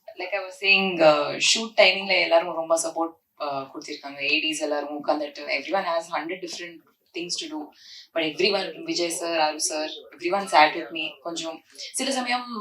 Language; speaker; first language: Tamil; non-native, learner; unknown